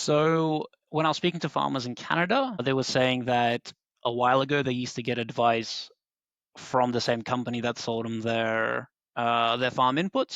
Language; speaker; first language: English; native; English